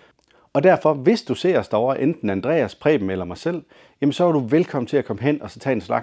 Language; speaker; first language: Danish; native; Danish